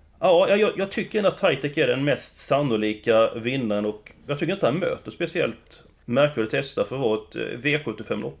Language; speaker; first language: Swedish; native; Swedish